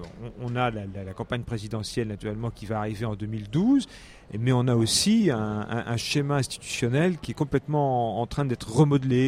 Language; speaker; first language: French; native; French